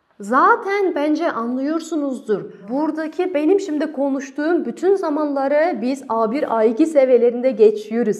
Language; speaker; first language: Turkish; non-native, fluent; Kazakh